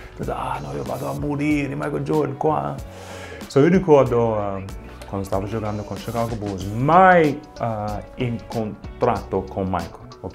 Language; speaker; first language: Italian; non-native, fluent; English